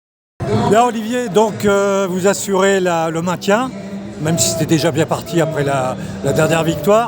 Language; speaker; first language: French; native; French